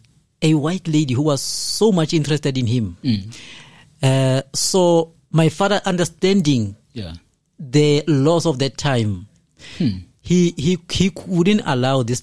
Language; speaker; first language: English; non-native, local second language; Zulu